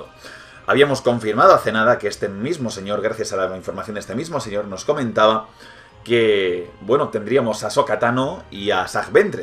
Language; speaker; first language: Spanish; native; Spanish